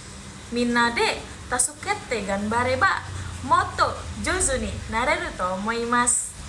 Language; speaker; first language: Japanese; non-native, learner; Indonesian